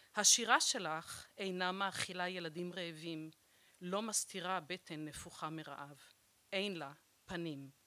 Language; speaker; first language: Hebrew; early bilingual, other home language; Arabic